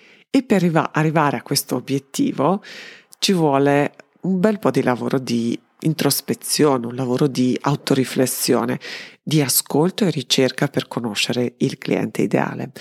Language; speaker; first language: Italian; non-native, fluent; Serbian